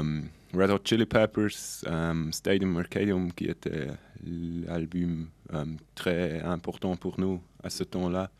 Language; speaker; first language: French; non-native, local second language; German